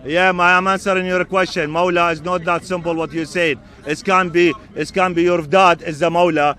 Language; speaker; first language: English; non-native, learner; Arabic